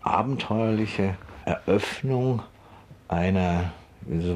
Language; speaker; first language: German; native; German